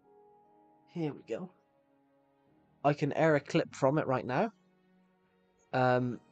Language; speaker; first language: English; native; English